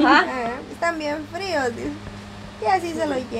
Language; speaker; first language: Spanish; native; Spanish